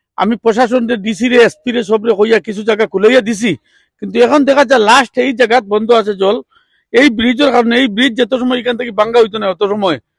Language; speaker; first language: Bangla; native; Bangla